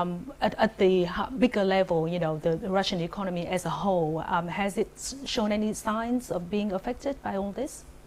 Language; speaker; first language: English; non-native, fluent; Vietnamese